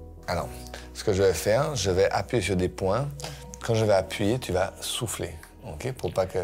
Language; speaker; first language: French; native; French